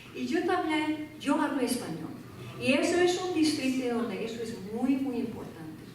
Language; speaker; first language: Spanish; non-native, learner; English